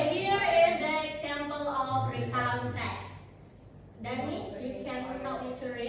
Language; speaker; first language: English; non-native, learner; Indonesian